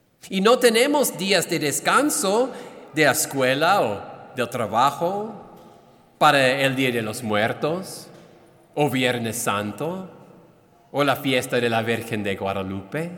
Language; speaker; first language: Spanish; non-native, fluent; English